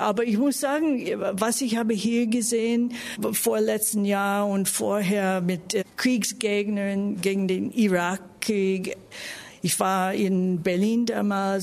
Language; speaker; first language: German; non-native, fluent; English